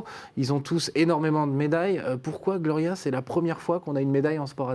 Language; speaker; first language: French; native; French